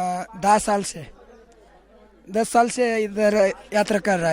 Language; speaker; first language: Hindi; non-native, local second language; Marathi